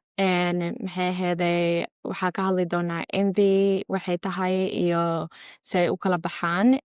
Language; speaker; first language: Somali; early bilingual, heritage; Somali